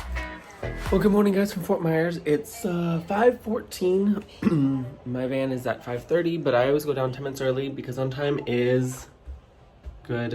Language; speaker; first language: English; native; English